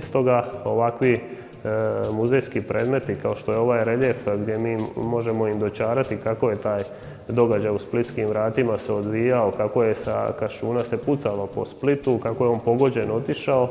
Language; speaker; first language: Croatian; native; Croatian